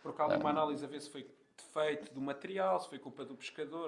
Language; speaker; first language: Portuguese; native; Portuguese